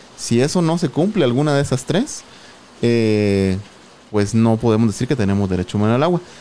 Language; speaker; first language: Spanish; native; Spanish